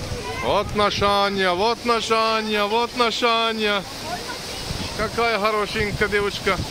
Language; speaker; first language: Russian; non-native, learner; Turkish